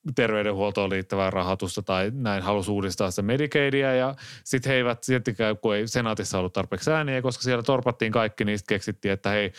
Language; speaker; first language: Finnish; native; Finnish